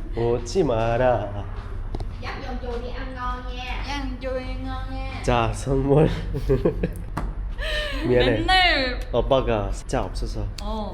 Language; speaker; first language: Korean; non-native, fluent; Vietnamese